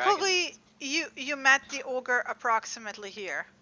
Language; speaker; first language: English; native; English